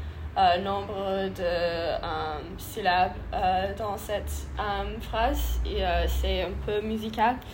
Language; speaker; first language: French; non-native, learner; English